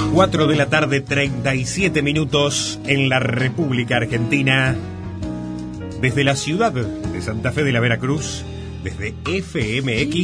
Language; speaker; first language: Spanish; native; Spanish